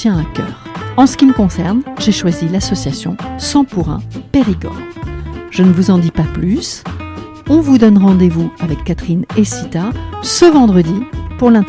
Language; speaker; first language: French; native; French